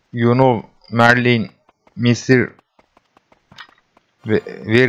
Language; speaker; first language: English; non-native, learner; Turkish